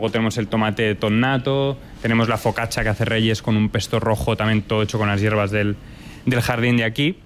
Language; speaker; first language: Spanish; native; Spanish